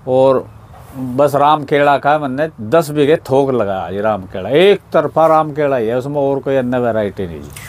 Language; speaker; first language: Hindi; native; Hindi